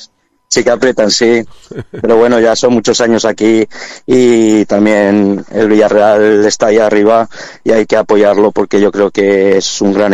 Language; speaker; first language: Spanish; native; Spanish